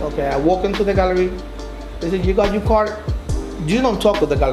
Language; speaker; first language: English; non-native, local second language; Spanish